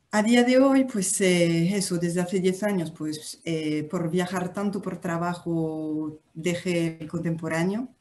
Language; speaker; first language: Spanish; non-native, fluent; French